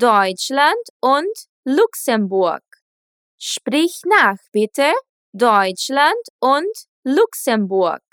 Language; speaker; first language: German; non-native, fluent; Portuguese